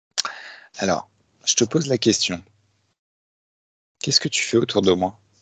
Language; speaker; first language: French; native; French